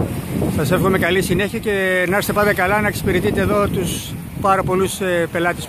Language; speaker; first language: Greek; native; Greek